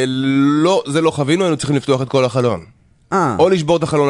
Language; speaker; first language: Hebrew; native; Hebrew